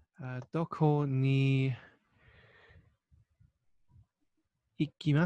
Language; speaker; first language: Japanese; non-native, learner; English